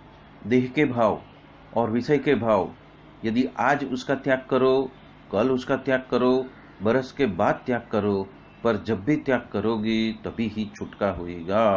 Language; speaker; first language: Hindi; non-native, local second language; Gujarati